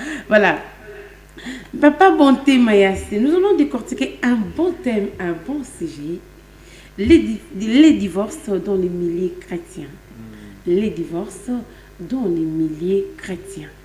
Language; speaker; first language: French; non-native, local second language; Lingala